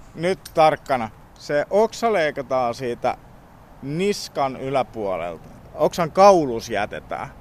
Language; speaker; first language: Finnish; early bilingual, heritage; Finnish